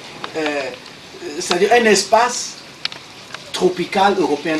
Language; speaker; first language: French; non-native, local second language; Duala